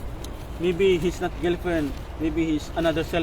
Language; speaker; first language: English; non-native, local second language; Filipino